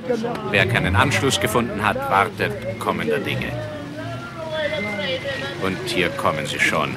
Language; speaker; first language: German; native; German